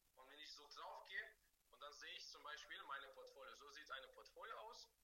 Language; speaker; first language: German; non-native, fluent; Bulgarian